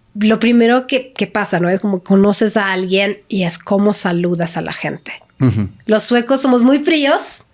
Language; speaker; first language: Spanish; non-native, fluent; Swedish